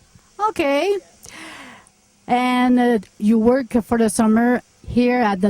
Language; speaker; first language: English; non-native, local second language; French